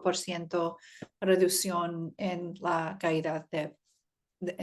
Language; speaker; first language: Spanish; early bilingual, heritage; Spanish